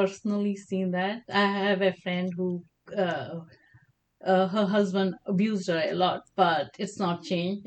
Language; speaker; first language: English; non-native, local second language; Kashmiri